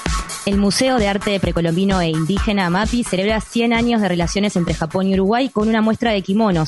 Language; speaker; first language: Spanish; native; Spanish